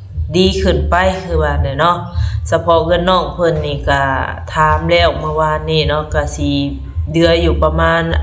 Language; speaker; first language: Thai; non-native, local second language; Lao